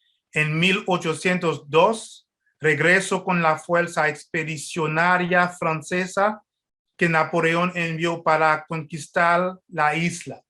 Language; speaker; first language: Spanish; non-native, fluent; French